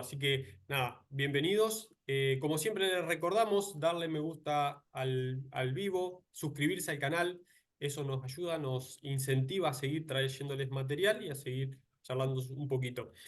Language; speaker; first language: Spanish; native; Spanish